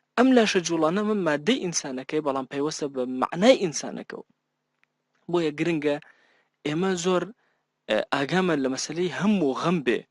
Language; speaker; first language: Central Kurdish; non-native, local second language; Gurani